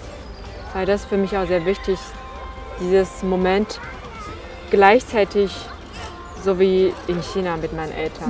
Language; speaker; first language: German; non-native, fluent; Chinese